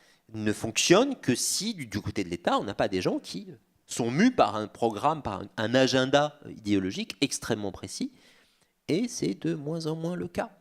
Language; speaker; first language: French; native; French